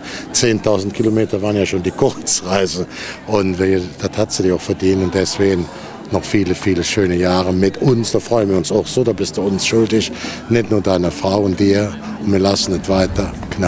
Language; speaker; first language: German; native; German